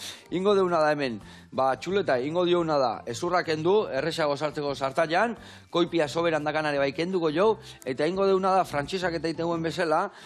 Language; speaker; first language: Basque; native; Basque